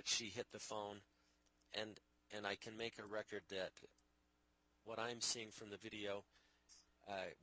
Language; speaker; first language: English; native; English